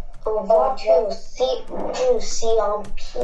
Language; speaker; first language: French; non-native, learner; Chinese